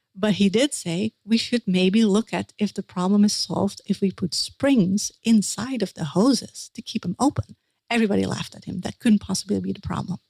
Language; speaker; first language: English; non-native, fluent; Dutch